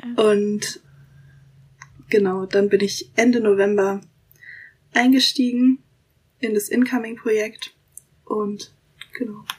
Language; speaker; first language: German; native; German